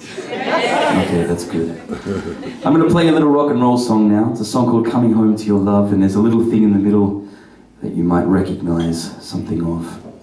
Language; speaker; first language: English; native; English